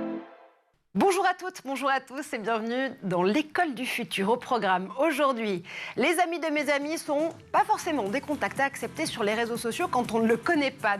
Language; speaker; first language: French; native; French